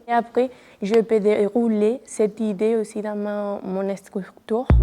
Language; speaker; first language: French; non-native, learner; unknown